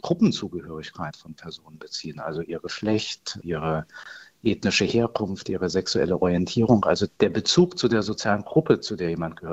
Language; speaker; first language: German; native; German